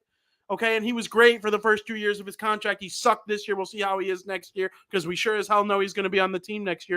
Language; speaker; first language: English; native; English